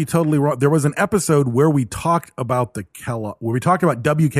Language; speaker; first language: English; native; English